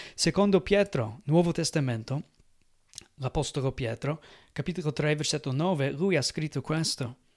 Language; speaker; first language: Italian; non-native, fluent; English